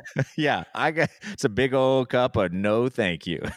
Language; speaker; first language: English; native; English